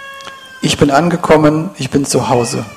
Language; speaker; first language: German; native; German